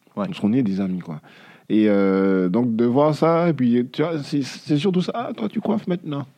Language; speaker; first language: French; native; French